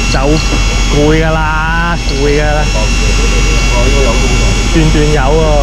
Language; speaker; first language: Chinese; native; Chinese